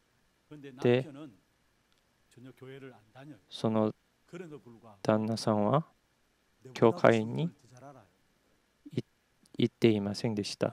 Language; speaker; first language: Japanese; non-native, fluent; Korean